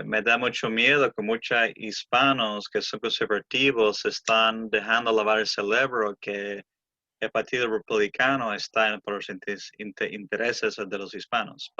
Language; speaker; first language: Spanish; early bilingual, heritage; English